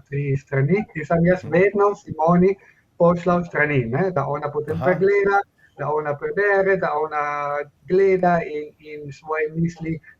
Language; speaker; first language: Slovenian; non-native, fluent; Spanish